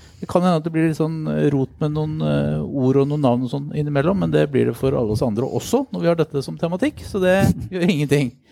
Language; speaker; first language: Norwegian; native; Norwegian